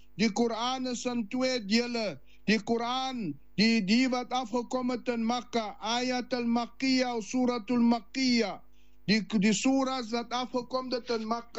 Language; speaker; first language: Dutch; non-native, learner; Afrikaans